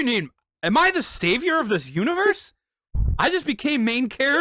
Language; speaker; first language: English; native; English